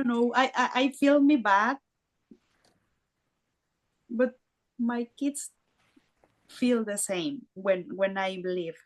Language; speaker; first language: English; non-native, learner; Spanish